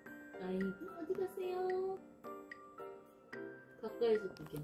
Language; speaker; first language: Korean; native; Korean